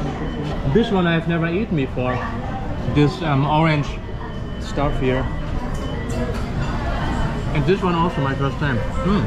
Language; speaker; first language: English; non-native, fluent; German